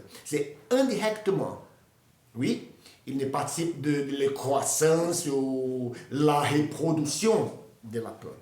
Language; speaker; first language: French; non-native, fluent; Portuguese